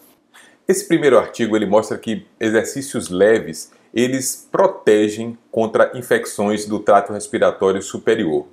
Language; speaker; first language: Portuguese; native; Portuguese